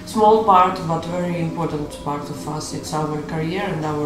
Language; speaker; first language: English; non-native, learner; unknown